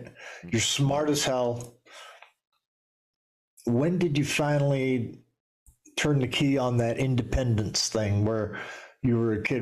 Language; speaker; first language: English; native; English